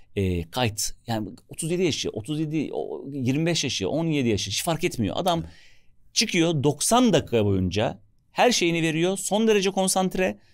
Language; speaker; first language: Turkish; native; Turkish